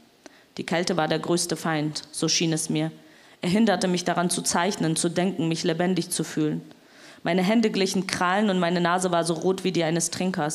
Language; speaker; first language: German; non-native, fluent; Georgian